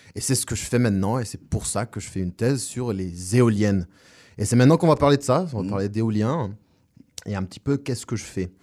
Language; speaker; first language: French; non-native, fluent; Spanish